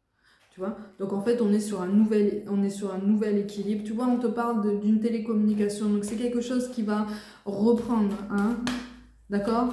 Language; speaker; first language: French; native; French